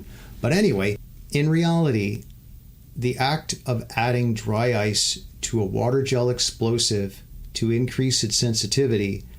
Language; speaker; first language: English; native; English